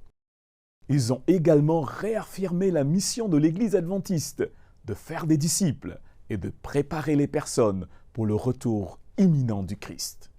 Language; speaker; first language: French; native; French